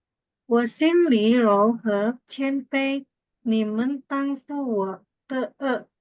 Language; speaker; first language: Chinese; non-native, learner; Indonesian